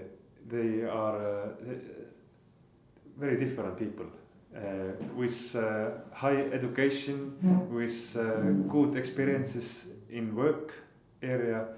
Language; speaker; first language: English; non-native, learner; Estonian